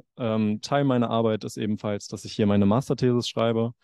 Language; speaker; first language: German; native; German